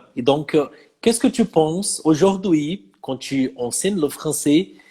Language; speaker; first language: French; non-native, fluent; Portuguese